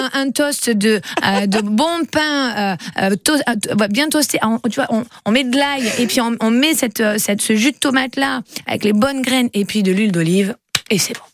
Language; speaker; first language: French; native; French